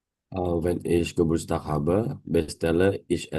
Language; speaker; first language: German; non-native, learner; Indonesian